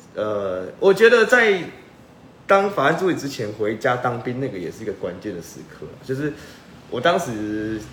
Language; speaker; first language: Chinese; native; Chinese